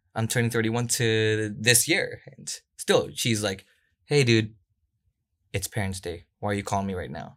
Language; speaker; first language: English; non-native, local second language; Korean